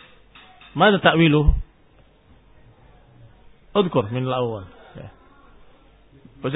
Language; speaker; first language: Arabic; non-native, fluent; Indonesian